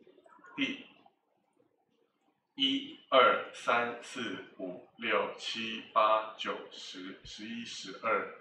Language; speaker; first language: Chinese; native; Chinese